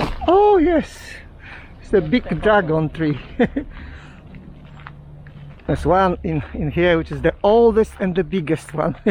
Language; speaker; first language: English; non-native, fluent; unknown